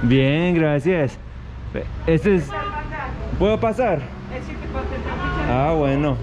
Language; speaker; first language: Spanish; non-native, fluent; English